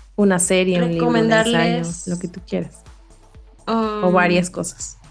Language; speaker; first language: Spanish; native; Spanish